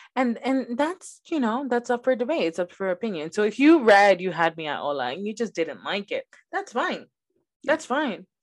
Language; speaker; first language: English; early bilingual, other home language; Spanish